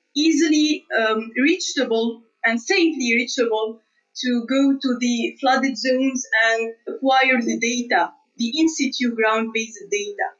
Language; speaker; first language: English; non-native, fluent; Arabic